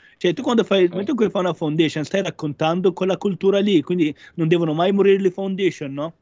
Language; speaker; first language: Italian; non-native, fluent; Arabic